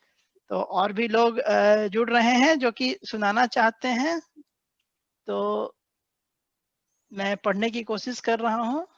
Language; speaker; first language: Hindi; native; Hindi